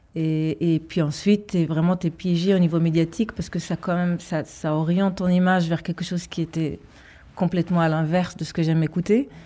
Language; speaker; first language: French; early bilingual, heritage; Hebrew